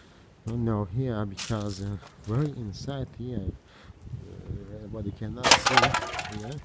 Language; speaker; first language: English; non-native, learner; Turkish